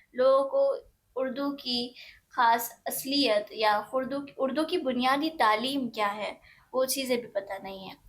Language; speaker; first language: Hindi; native; Hindi